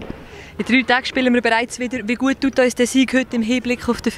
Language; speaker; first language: German; native; German